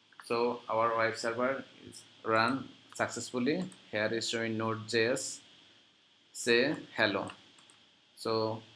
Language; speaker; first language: English; non-native, local second language; Bangla